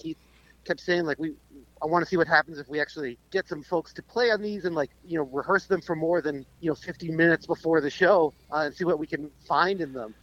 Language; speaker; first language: English; native; English